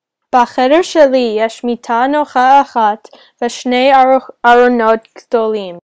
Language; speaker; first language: Hebrew; non-native, learner; English